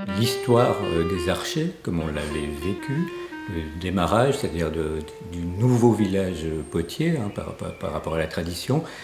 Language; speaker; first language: French; native; French